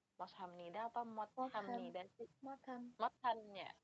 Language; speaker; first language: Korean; non-native, learner; Indonesian